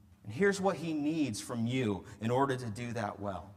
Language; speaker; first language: English; native; English